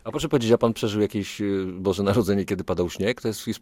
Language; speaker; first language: Polish; native; Polish